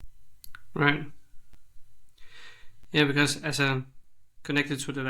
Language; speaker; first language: English; non-native, fluent; Danish